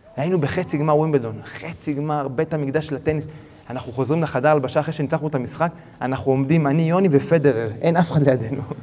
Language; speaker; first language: Hebrew; early bilingual, other home language; Spanish